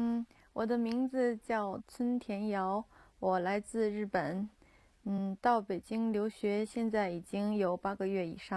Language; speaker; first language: Chinese; non-native, learner; Japanese